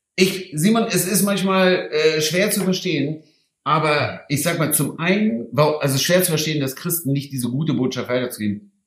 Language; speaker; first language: German; native; German